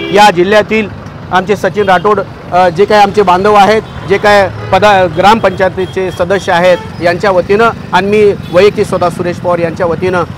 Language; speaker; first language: Marathi; non-native, local second language; Lambadi